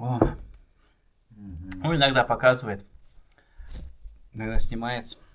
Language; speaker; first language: Russian; native; Russian